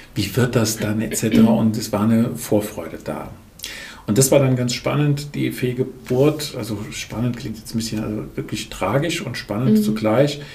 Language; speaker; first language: German; native; German